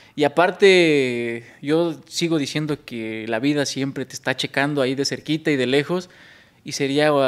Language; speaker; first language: Spanish; native; Spanish